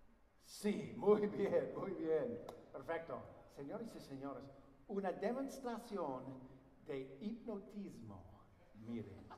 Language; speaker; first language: Spanish; non-native, learner; English